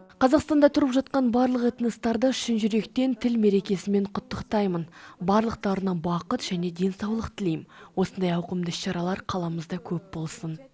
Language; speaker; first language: Kazakh; non-native, local second language; Russian